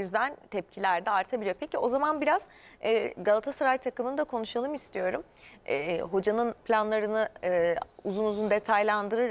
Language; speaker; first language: Turkish; native; Turkish